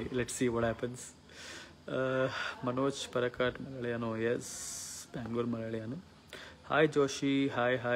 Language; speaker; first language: Malayalam; early bilingual, heritage; Malayalam